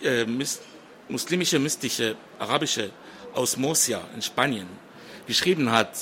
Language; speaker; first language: German; non-native, fluent; French